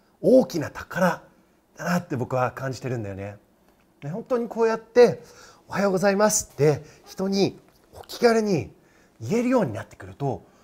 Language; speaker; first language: Japanese; non-native, fluent; English